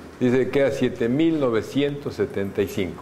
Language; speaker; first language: Spanish; native; Spanish